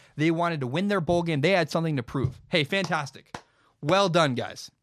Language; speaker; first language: English; native; English